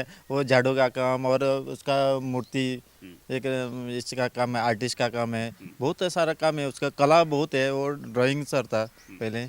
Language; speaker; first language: Hindi; non-native, local second language; Konkani